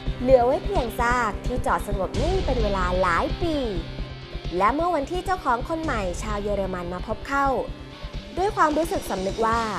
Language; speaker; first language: Thai; native; Thai